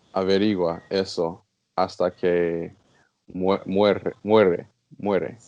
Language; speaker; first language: Spanish; non-native, learner; English